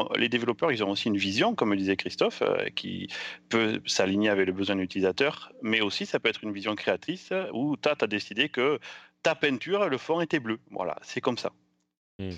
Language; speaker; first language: French; native; French